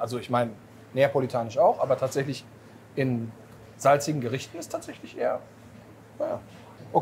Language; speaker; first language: German; native; German